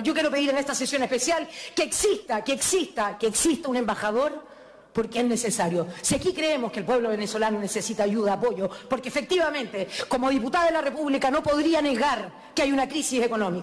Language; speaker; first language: Spanish; native; Spanish